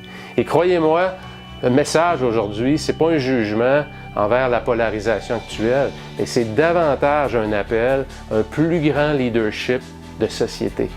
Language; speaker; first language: French; native; French